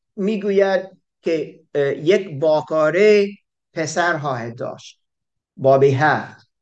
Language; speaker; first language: Persian; non-native, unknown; English